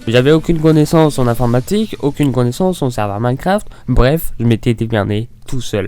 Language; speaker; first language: French; native; French